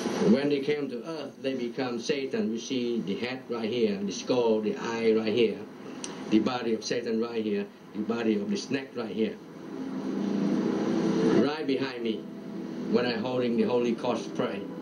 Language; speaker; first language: English; non-native, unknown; Vietnamese